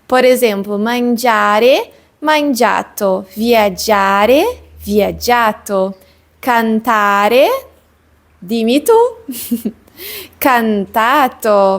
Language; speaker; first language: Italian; non-native, fluent; Portuguese